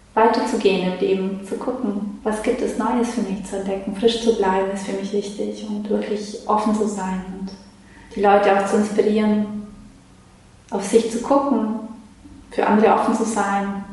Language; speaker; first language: German; early bilingual, other home language; Polish